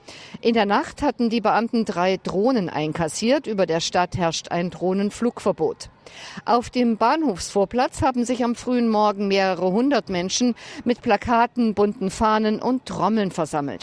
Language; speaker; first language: German; native; German